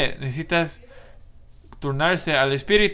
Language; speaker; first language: Spanish; non-native, fluent; English